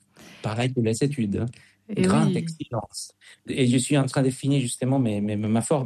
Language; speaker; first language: French; non-native, fluent; Spanish